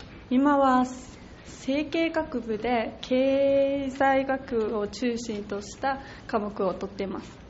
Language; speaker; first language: Japanese; non-native, fluent; Mongolian